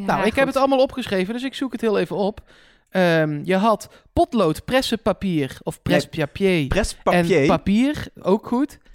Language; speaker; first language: Dutch; native; Dutch